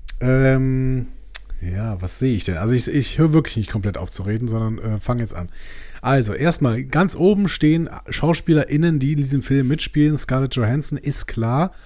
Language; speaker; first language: German; native; German